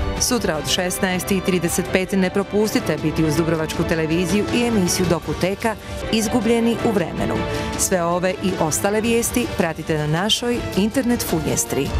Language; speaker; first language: Serbian; native; Serbian